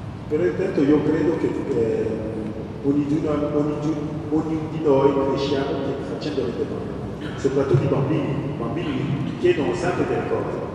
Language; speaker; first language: Italian; early bilingual, other home language; French